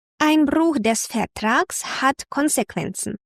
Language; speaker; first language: German; non-native, fluent; Ukrainian